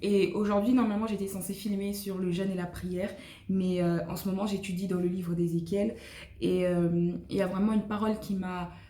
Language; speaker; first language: French; native; French